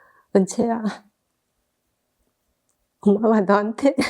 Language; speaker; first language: Korean; native; Korean